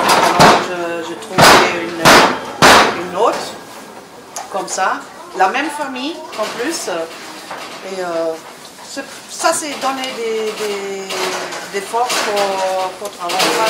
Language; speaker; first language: French; non-native, learner; German